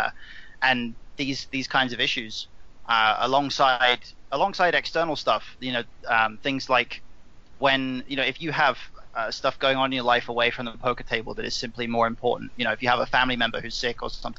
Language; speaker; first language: English; native; English